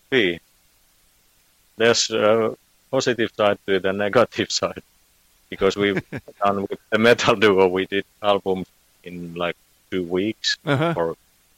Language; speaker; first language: English; non-native, fluent; Finnish